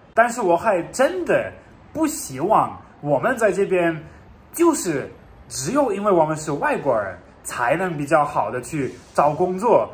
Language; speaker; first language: Chinese; non-native, fluent; German